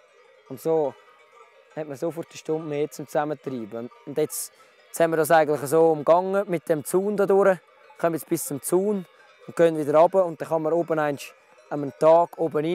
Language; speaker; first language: German; native; German